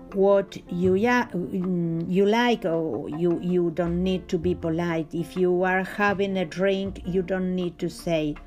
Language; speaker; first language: English; non-native, learner; Spanish